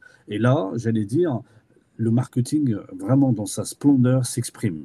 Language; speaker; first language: French; native; French